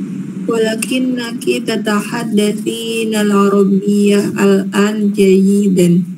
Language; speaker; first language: Arabic; non-native, learner; Indonesian